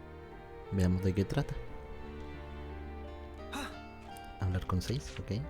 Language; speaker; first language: Spanish; native; Spanish